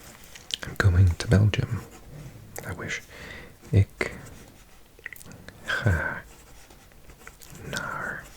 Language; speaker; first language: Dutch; non-native, learner; English